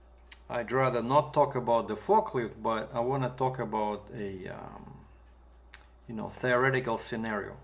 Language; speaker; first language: English; non-native, fluent; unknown